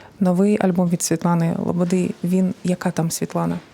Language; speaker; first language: Ukrainian; native; Ukrainian